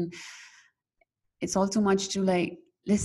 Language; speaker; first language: English; non-native, local second language; Urdu